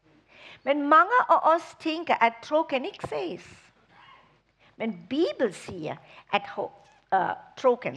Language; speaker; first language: Danish; non-native, fluent; English